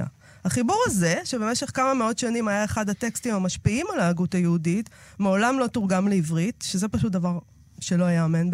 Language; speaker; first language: Hebrew; native; Hebrew